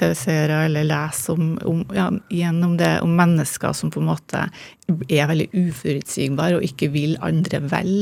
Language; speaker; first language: Norwegian; native; Norwegian